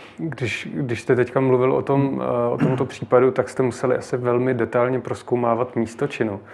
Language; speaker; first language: Czech; native; Czech